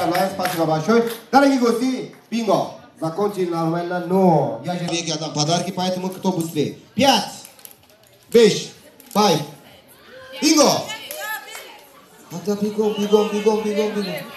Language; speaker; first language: Russian; non-native, learner; Turkish